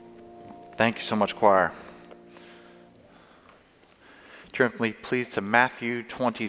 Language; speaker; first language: English; native; English